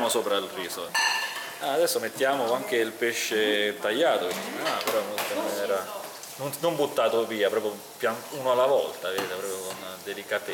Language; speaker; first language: Italian; native; Italian